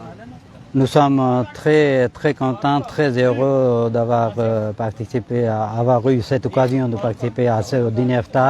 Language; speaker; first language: French; non-native, fluent; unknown